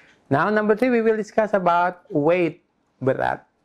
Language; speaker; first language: English; non-native, fluent; Indonesian